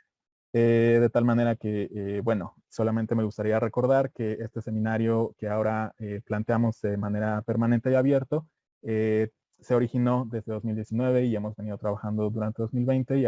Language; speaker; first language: Spanish; native; Spanish